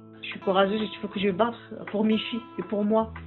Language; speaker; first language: French; non-native, learner; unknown